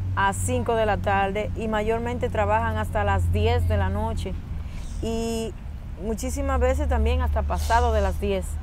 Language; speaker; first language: Spanish; native; Spanish